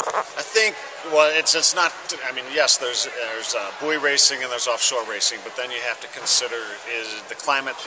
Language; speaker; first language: English; native; English